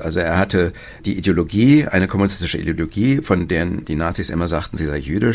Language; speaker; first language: German; native; German